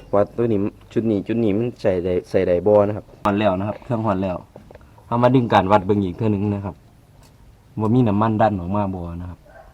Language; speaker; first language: Thai; native; Thai